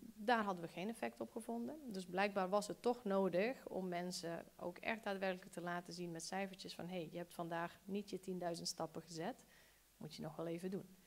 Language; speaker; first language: Dutch; early bilingual, other home language; Bosnian